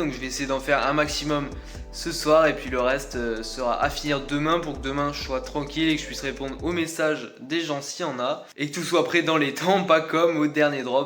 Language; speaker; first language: French; native; French